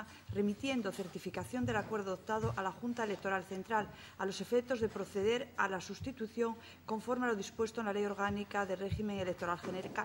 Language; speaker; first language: Spanish; native; Spanish